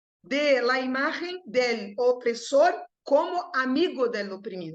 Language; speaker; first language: Spanish; non-native, fluent; Portuguese